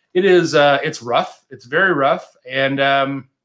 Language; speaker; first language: English; native; English